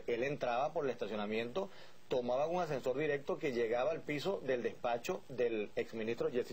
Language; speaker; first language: Spanish; native; Spanish